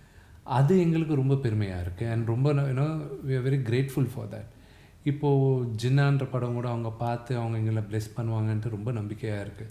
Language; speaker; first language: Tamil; non-native, local second language; Telugu